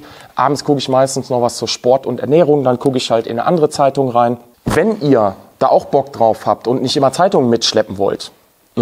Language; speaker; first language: German; native; German